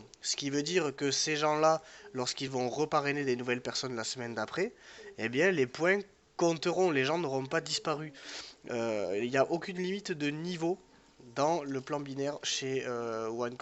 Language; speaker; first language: French; native; French